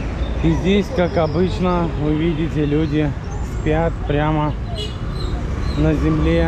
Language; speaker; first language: Russian; native; Russian